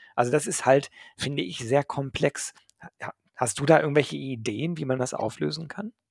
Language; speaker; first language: German; native; German